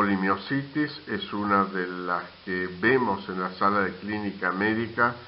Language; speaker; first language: Spanish; native; Spanish